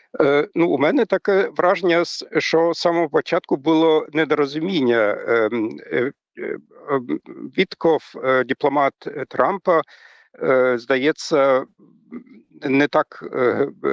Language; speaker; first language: Ukrainian; non-native, fluent; German